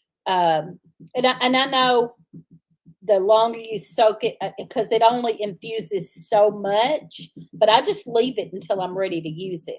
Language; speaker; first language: English; native; English